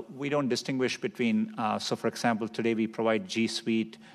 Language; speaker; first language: English; non-native, local second language; Tamil